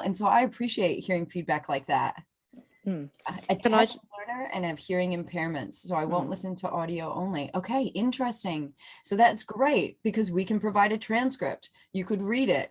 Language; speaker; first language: English; native; English